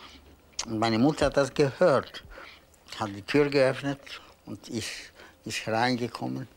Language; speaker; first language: German; non-native, fluent; Polish